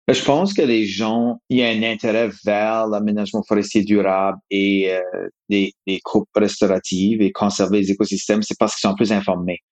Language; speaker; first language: French; native; French